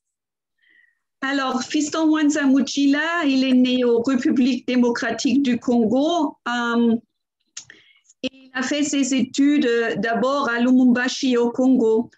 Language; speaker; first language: French; non-native, fluent; German